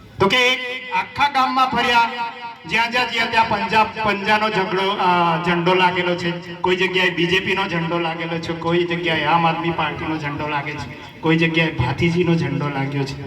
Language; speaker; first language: Gujarati; non-native, local second language; Vasavi